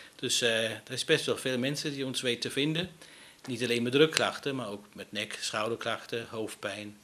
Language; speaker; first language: Dutch; non-native, fluent; Danish